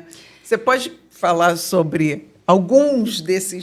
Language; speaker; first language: Portuguese; native; Portuguese